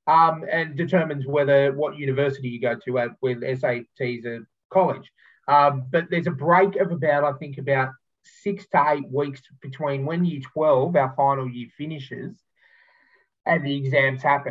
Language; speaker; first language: English; native; English